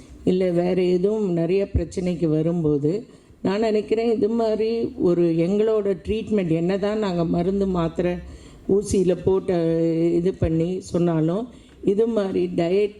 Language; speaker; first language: Tamil; native; Tamil